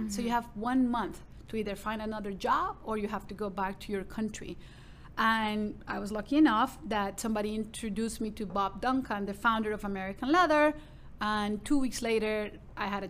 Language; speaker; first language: English; non-native, fluent; Spanish